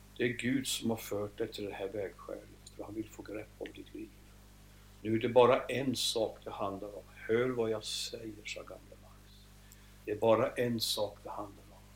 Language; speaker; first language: Swedish; native; Swedish